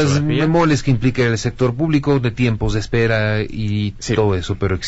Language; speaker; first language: Spanish; native; Spanish